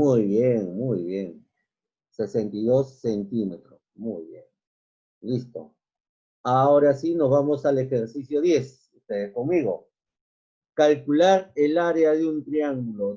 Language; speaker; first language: Spanish; native; Spanish